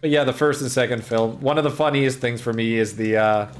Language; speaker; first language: English; non-native, fluent; Finnish